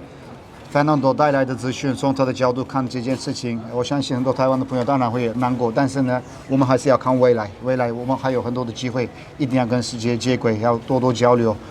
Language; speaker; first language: Chinese; non-native, fluent; Turkish